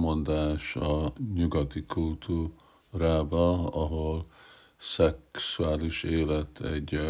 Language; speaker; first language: Hungarian; non-native, fluent; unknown